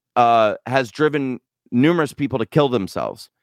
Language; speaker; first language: English; native; English